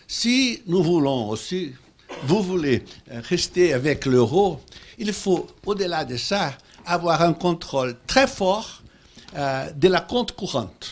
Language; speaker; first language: French; non-native, fluent; Portuguese